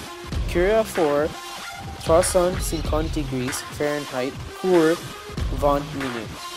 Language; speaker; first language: French; non-native, learner; English